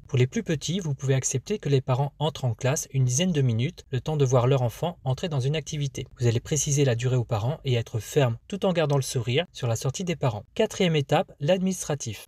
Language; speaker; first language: French; native; French